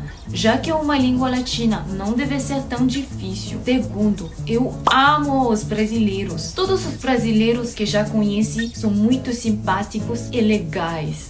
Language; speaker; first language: Portuguese; non-native, learner; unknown